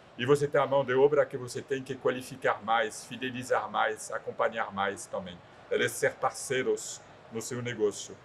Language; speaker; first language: Portuguese; non-native, fluent; French